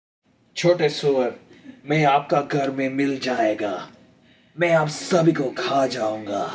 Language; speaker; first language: Hindi; non-native, learner; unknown